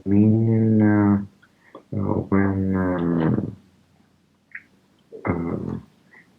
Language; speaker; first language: English; non-native, learner; Russian